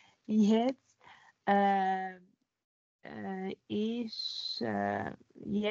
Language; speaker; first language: German; non-native, learner; Persian